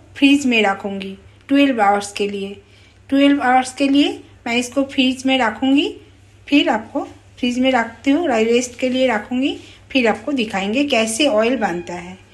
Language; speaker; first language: Hindi; non-native, local second language; Bangla